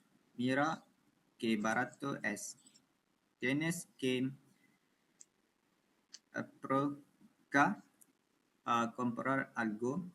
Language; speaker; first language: Spanish; non-native, learner; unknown